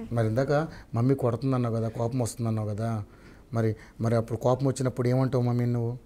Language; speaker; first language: Telugu; native; Telugu